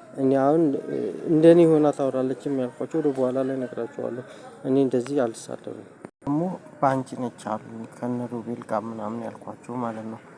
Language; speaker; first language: Amharic; native; Amharic